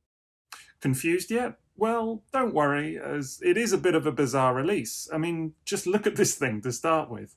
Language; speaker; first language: English; native; English